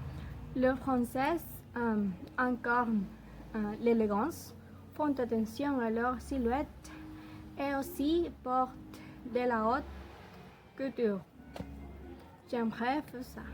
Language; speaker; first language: French; non-native, learner; Spanish